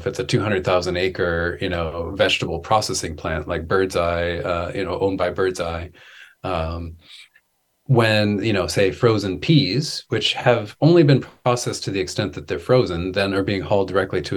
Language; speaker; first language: English; native; English